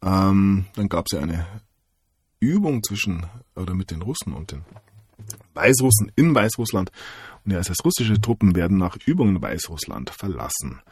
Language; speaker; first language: German; native; German